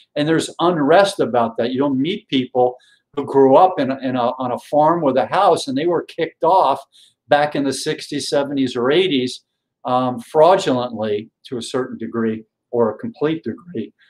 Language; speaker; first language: English; native; English